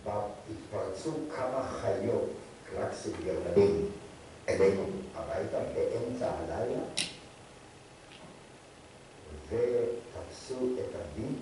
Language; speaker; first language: Hebrew; non-native, fluent; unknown